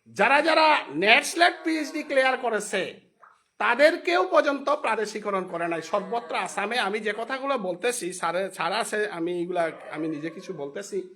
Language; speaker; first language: Bangla; non-native, local second language; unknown